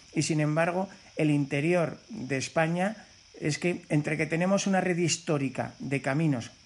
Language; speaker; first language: Spanish; native; Spanish